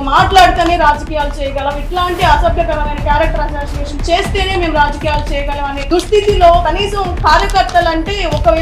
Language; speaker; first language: Telugu; native; Telugu